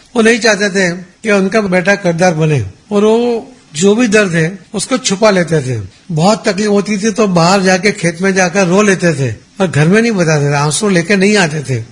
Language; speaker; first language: Hindi; non-native, local second language; Gujarati